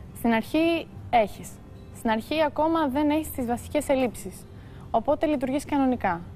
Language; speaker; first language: Greek; early bilingual, heritage; Greek